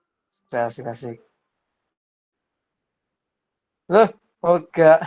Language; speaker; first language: Indonesian; non-native, local second language; Javanese